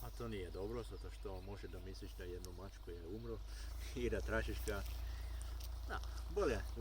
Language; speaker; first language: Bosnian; non-native, learner; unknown